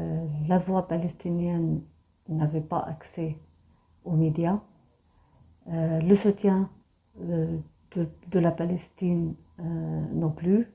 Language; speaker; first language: French; non-native, fluent; Arabic